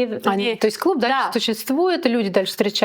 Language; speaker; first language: Russian; native; Russian